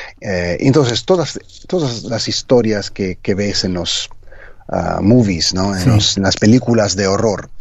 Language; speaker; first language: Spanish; non-native, fluent; Italian